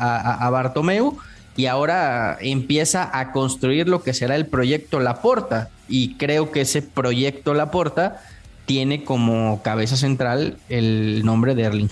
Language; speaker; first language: Spanish; native; Spanish